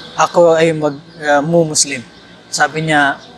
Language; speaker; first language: Filipino; native; Filipino